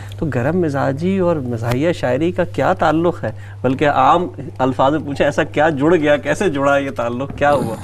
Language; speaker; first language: Urdu; native; Urdu